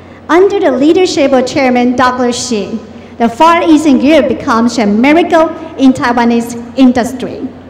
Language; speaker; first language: English; non-native, fluent; Chinese